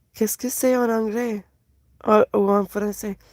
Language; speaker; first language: French; non-native, learner; English